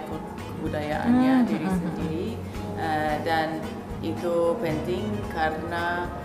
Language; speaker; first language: Indonesian; non-native, fluent; English